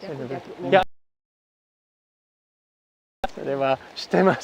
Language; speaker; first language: Japanese; non-native, learner; English